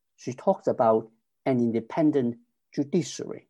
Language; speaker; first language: English; non-native, local second language; Cantonese